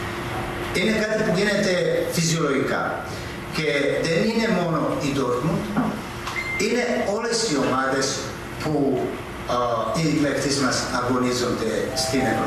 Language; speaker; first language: Greek; non-native, fluent; Serbian